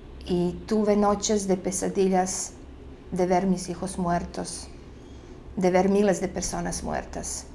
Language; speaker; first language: Spanish; non-native, fluent; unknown